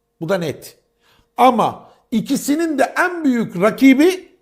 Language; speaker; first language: Turkish; native; Turkish